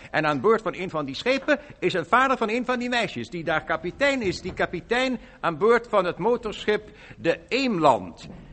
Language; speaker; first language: Dutch; native; Dutch